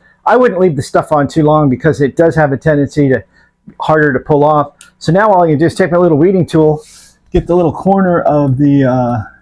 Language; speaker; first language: English; native; English